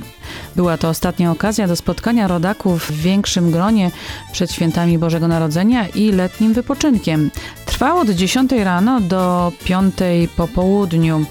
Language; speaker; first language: Polish; native; Polish